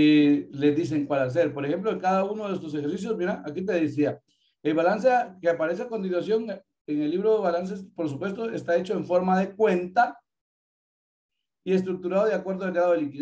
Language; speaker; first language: Spanish; native; Spanish